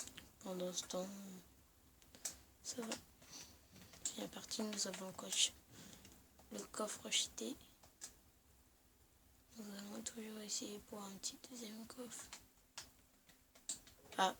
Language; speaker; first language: French; native; French